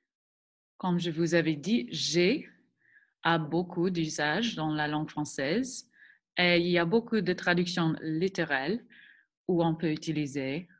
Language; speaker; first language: French; non-native, fluent; English